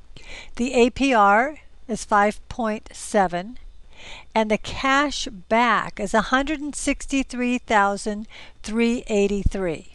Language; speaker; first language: English; native; English